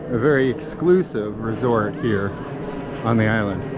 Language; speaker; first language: English; native; English